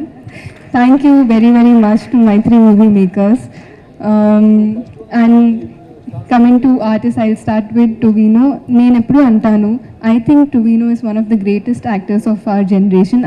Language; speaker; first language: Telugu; non-native, fluent; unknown